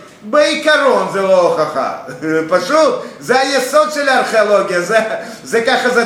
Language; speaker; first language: Hebrew; non-native, fluent; Russian